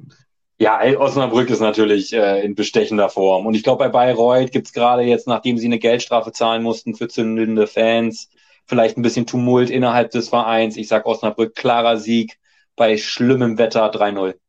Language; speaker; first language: German; native; German